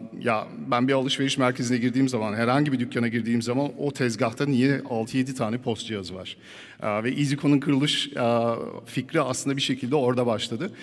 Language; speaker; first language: Turkish; early bilingual, heritage; Turkish